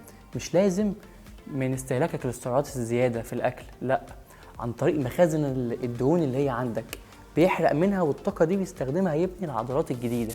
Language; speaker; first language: Arabic; native; Arabic